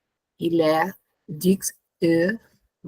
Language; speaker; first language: French; non-native, learner; Portuguese